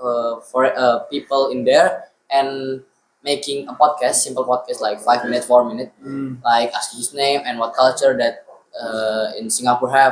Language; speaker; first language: English; non-native, learner; Indonesian